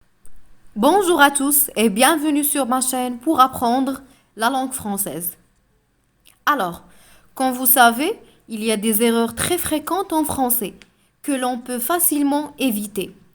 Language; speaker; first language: French; non-native, local second language; Arabic